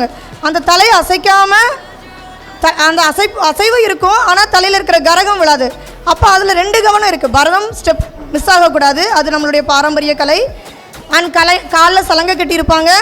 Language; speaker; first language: Tamil; native; Tamil